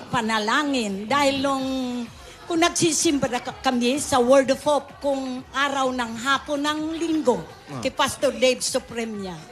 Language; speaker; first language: Filipino; non-native, local second language; Bikol